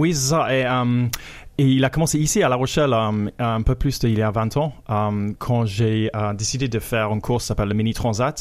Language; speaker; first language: French; non-native, fluent; English